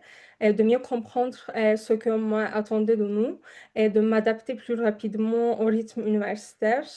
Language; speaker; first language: French; non-native, fluent; Turkish